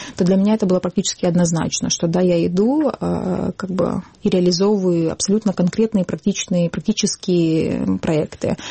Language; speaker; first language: Russian; non-native, local second language; Crimean Tatar